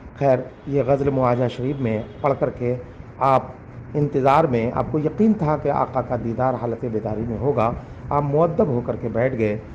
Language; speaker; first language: Urdu; native; Urdu